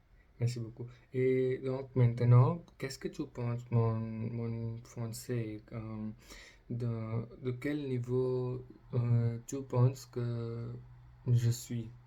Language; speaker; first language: French; non-native, learner; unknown